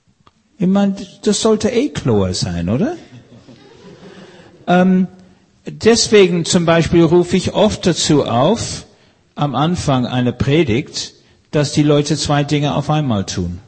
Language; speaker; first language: German; non-native, fluent; English